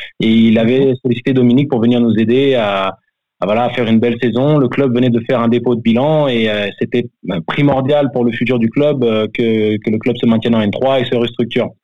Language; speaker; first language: French; native; French